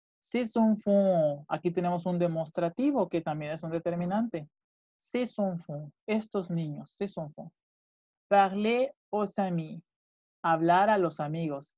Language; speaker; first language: Spanish; native; Spanish